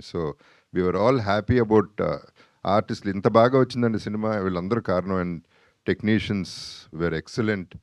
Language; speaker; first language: Telugu; native; Telugu